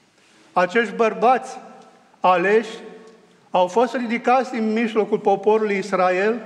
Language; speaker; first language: Romanian; native; Romanian